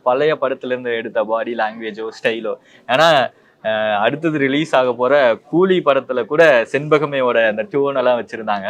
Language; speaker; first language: Tamil; native; Tamil